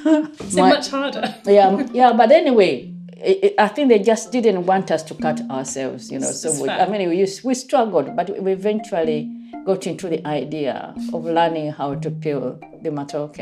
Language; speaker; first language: English; non-native, local second language; Ganda